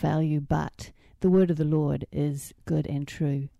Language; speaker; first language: English; native; English